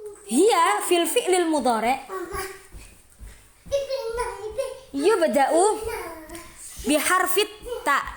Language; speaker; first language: Arabic; non-native, fluent; Indonesian